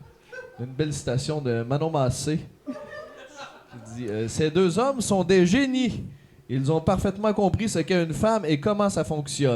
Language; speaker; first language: French; native; French